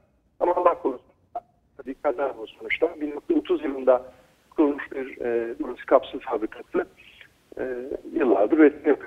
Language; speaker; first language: Turkish; native; Turkish